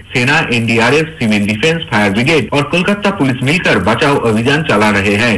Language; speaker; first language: Hindi; non-native, local second language; Bangla